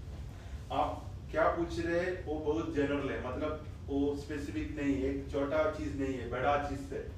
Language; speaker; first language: Hindi; non-native, fluent; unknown